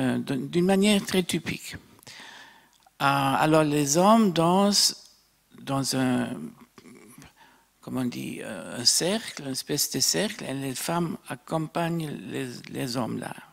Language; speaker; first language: French; non-native, fluent; German